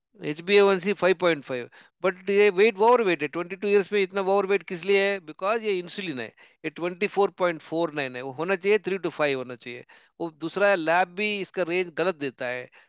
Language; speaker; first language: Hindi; non-native, local second language; Telugu